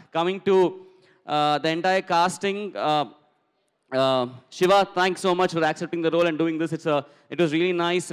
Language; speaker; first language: English; non-native, local second language; Telugu